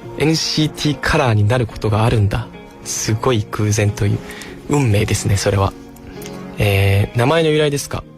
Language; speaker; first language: Japanese; native; Japanese